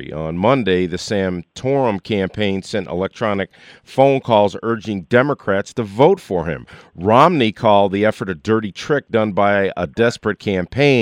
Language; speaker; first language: English; native; English